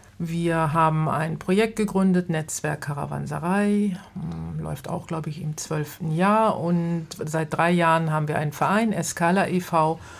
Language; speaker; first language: German; native; German